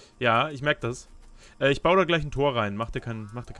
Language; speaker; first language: German; native; German